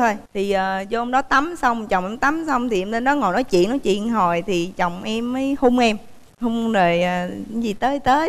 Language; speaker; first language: Vietnamese; native; Vietnamese